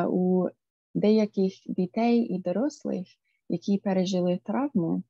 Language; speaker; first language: Ukrainian; non-native, fluent; English